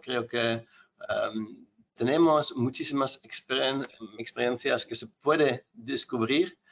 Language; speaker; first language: Spanish; non-native, fluent; Dutch